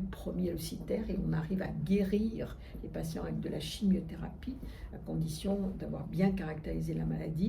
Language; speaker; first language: French; native; French